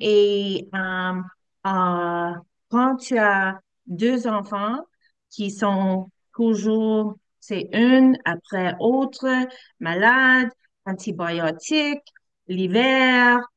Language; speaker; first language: French; non-native, learner; English